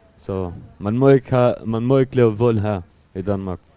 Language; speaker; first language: Danish; non-native, learner; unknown